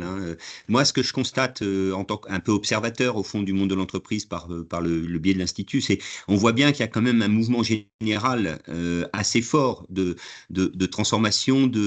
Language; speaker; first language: French; native; French